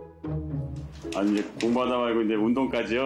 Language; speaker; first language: Korean; native; Korean